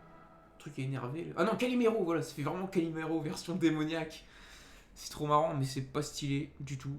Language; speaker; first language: French; native; French